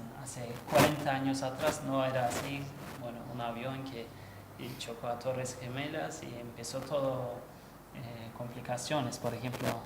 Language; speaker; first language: Spanish; non-native, learner; Turkish